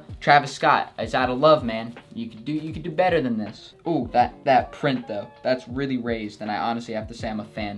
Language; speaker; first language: English; native; English